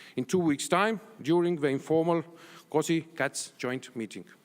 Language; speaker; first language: English; non-native, fluent; Estonian